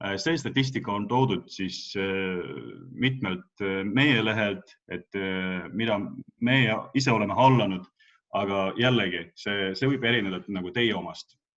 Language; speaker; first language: Estonian; non-native, local second language; Russian